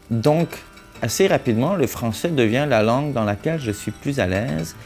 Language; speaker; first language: French; early bilingual, other home language; Hungarian